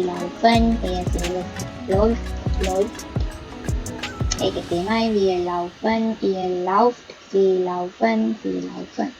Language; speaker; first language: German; non-native, fluent; Sinhala